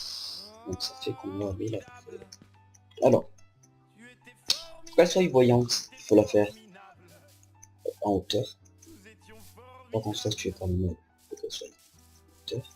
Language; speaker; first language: French; native; French